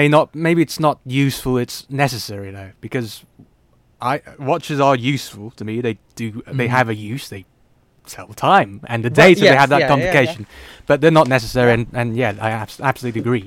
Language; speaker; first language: English; native; English